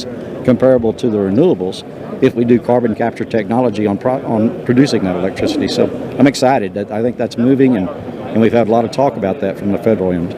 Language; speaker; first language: English; native; English